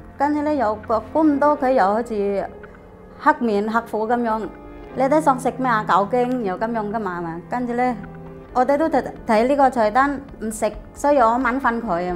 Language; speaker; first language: Chinese; non-native, fluent; Indonesian